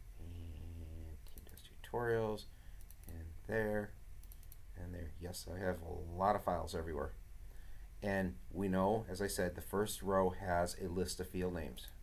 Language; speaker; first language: English; native; English